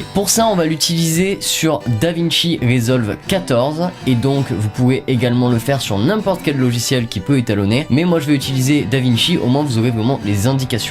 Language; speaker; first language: French; native; French